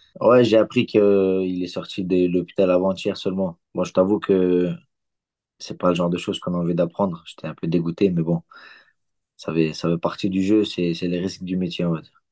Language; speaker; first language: French; early bilingual, other home language; Chechen